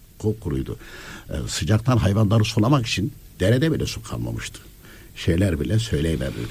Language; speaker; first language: Turkish; native; Turkish